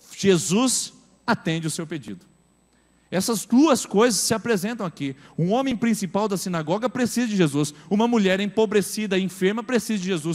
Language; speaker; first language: Portuguese; native; Portuguese